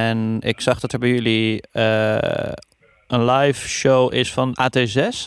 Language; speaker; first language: Dutch; native; Dutch